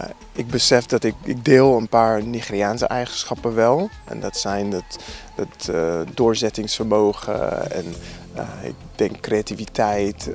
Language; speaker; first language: Dutch; non-native, fluent; English